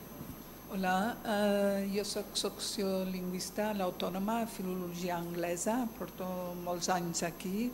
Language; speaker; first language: Catalan; non-native, fluent; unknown